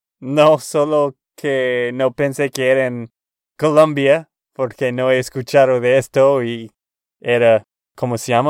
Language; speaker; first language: Spanish; non-native, learner; English